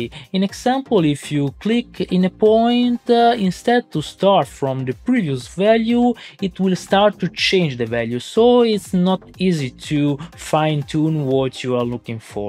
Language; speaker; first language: English; non-native, fluent; Italian